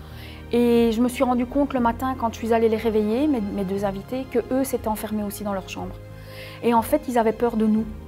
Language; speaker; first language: French; native; French